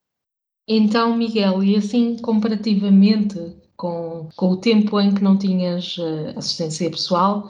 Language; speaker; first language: Portuguese; native; Portuguese